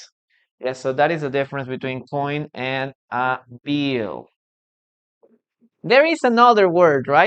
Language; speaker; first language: English; non-native, fluent; Spanish